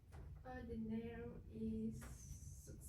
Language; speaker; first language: English; non-native, learner; Nepali